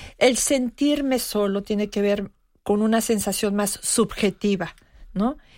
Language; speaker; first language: Spanish; native; Spanish